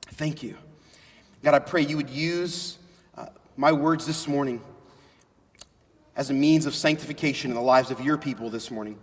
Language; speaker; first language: English; native; English